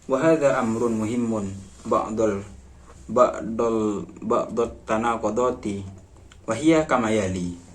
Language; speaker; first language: Arabic; non-native, learner; Indonesian